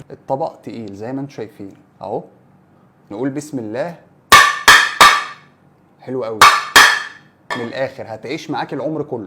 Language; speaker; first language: Arabic; native; Arabic